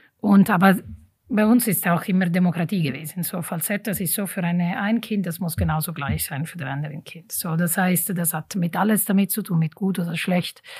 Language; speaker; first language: German; non-native, fluent; Italian